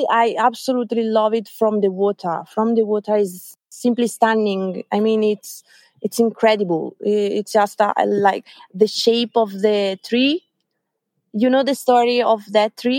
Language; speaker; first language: English; non-native, fluent; Italian